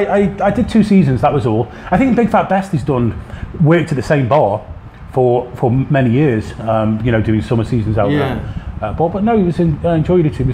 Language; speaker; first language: English; native; English